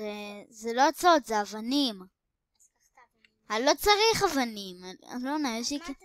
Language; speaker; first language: Hebrew; native; Hebrew